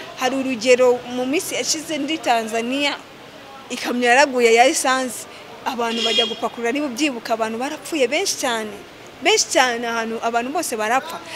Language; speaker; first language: Kinyarwanda; early bilingual, heritage; Kinyarwanda